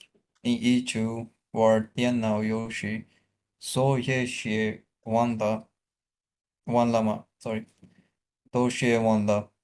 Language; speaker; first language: Chinese; non-native, learner; Urdu